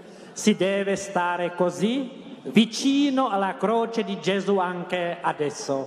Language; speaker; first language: Italian; non-native, fluent; Czech